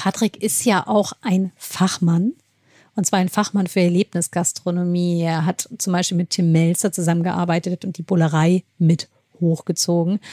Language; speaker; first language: German; native; German